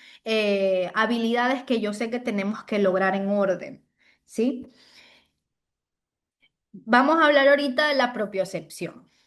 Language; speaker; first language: Spanish; native; Spanish